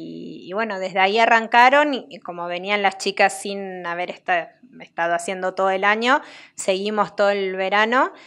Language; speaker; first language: Spanish; native; Spanish